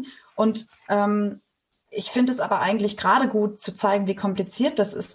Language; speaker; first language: German; native; German